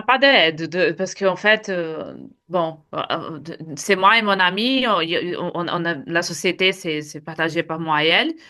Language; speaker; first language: French; non-native, fluent; Portuguese